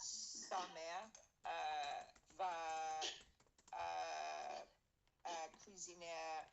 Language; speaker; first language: French; non-native, learner; English